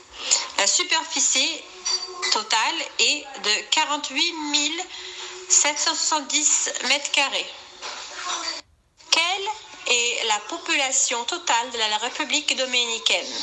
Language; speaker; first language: French; non-native, learner; Swedish